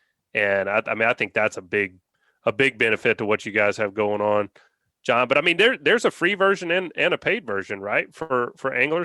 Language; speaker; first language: English; native; English